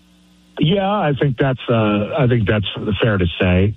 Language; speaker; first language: English; native; English